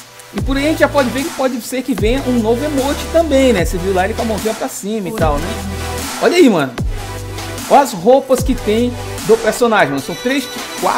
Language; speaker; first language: Portuguese; native; Portuguese